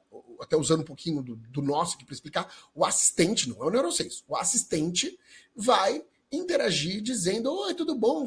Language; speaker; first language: Portuguese; native; Portuguese